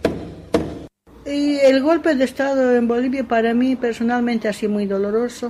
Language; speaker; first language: Spanish; non-native, local second language; Aymara